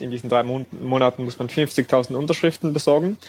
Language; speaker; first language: German; native; German